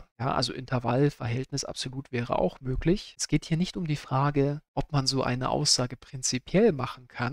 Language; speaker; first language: German; native; German